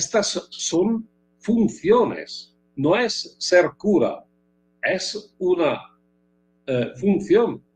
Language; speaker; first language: Spanish; non-native, fluent; Italian